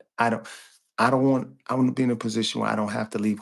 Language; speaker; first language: English; native; English